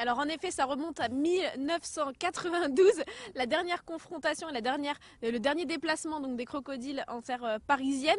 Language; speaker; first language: French; native; French